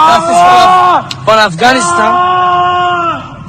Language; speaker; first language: German; non-native, learner; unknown